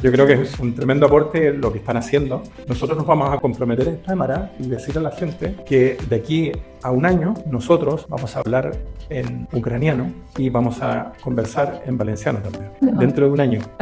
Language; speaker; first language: Spanish; native; Spanish